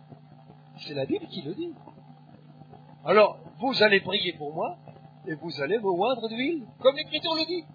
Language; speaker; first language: French; native; French